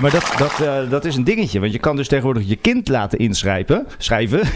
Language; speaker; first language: Dutch; native; Dutch